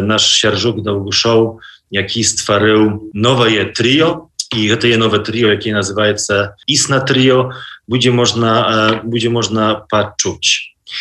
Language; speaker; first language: Belarusian; non-native, local second language; Polish